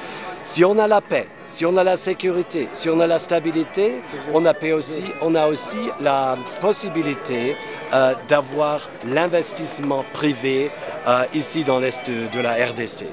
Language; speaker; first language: French; non-native, fluent; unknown